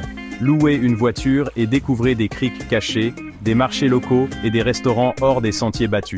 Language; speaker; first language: French; native; French